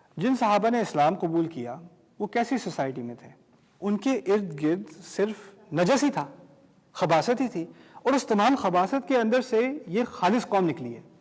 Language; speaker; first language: Urdu; early bilingual, heritage; Urdu